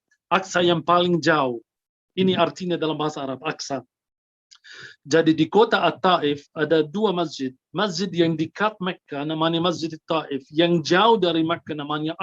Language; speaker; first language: Indonesian; non-native, fluent; Arabic